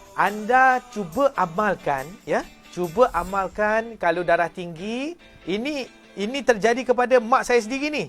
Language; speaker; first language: Malay; native; Malay